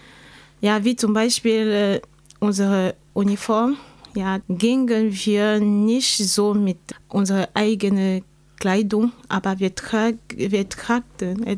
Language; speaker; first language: German; non-native, learner; French